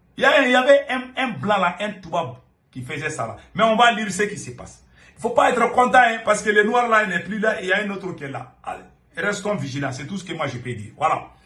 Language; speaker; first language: French; non-native, local second language; Bambara